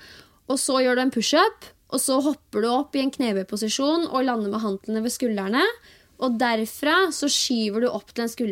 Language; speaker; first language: Norwegian; native; Norwegian